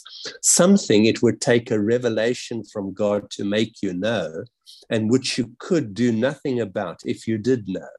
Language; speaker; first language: English; native; English